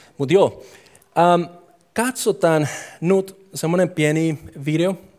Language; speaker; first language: Finnish; non-native, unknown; English